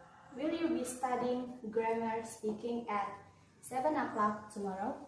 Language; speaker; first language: English; non-native, learner; Indonesian